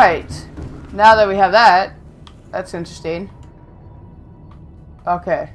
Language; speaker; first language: English; native; English